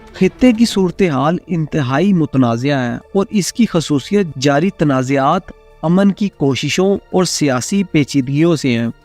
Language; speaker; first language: Urdu; native; Urdu